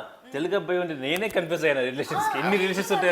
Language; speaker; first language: Telugu; native; Telugu